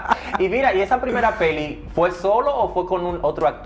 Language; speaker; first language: Spanish; native; Spanish